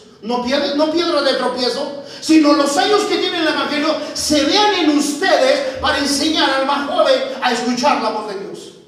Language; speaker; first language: Spanish; native; Spanish